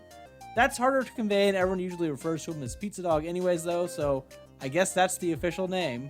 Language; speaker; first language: English; native; English